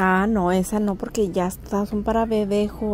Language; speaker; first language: Spanish; native; Spanish